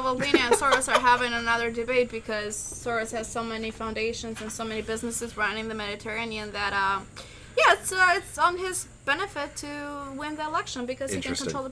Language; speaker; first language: English; non-native, fluent; Albanian